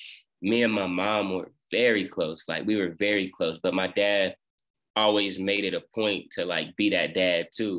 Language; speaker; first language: English; native; English